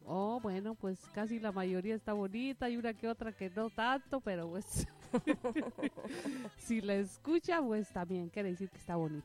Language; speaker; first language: Spanish; native; Spanish